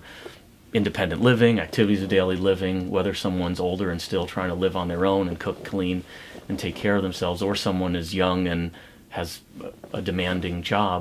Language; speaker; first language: English; native; English